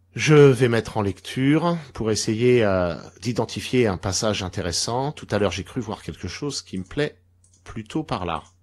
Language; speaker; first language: French; native; French